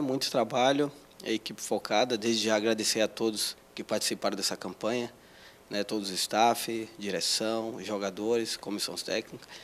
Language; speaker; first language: Portuguese; native; Portuguese